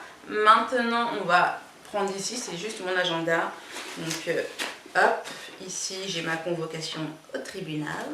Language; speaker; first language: French; native; French